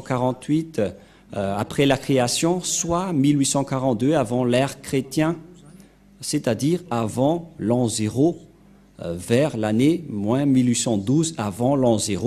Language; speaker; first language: French; non-native, local second language; Malagasy